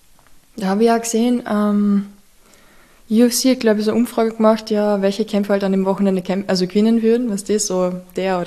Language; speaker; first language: German; native; German